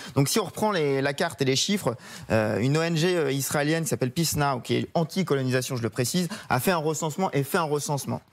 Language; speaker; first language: French; native; French